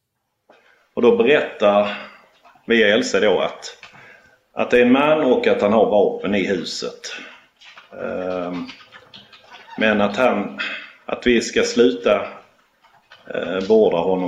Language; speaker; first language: Swedish; native; Swedish